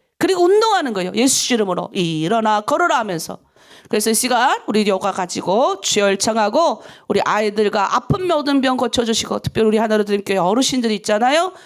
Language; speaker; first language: Korean; native; Korean